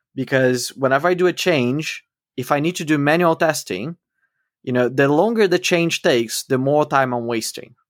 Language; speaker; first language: English; non-native, fluent; Portuguese